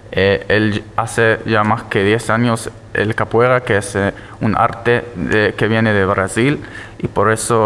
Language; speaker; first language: Spanish; early bilingual, heritage; Spanish